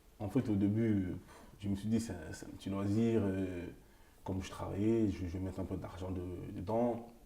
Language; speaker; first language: French; early bilingual, other home language; Lingala